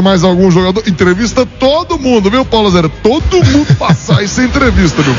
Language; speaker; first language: Portuguese; native; Portuguese